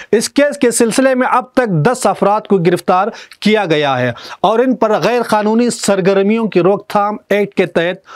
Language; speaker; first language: Urdu; native; Urdu